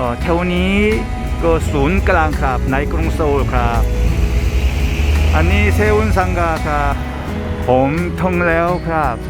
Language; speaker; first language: Thai; non-native, learner; Korean